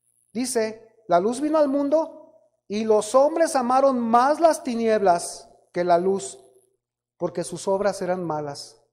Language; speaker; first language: Spanish; native; Spanish